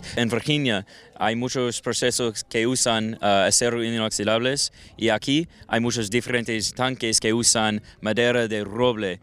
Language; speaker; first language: Spanish; non-native, learner; English